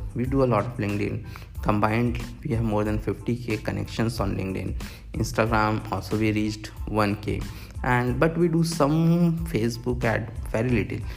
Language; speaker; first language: English; non-native, local second language; Hindi